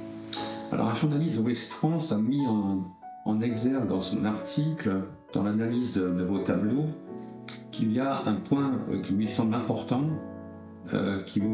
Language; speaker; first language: French; native; French